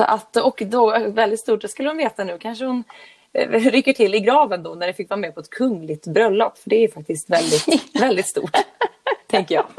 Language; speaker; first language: Swedish; native; Swedish